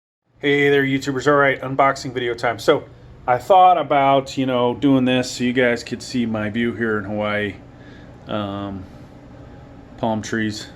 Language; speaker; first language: English; native; English